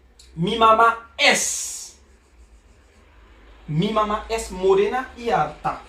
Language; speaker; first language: Spanish; non-native, fluent; Haitian Creole